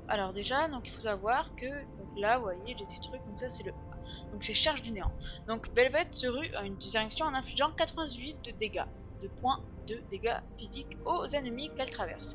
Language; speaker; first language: French; native; French